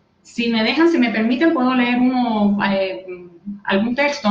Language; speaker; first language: Spanish; native; Spanish